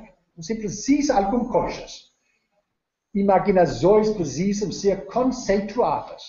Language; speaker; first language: Portuguese; non-native, learner; Danish